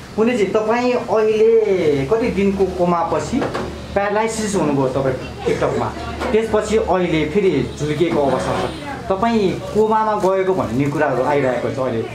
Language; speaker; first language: Nepali; native; Nepali